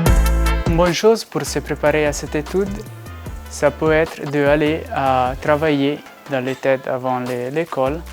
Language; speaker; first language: French; non-native, local second language; Italian